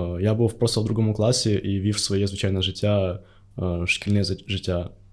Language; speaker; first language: Ukrainian; non-native, local second language; Russian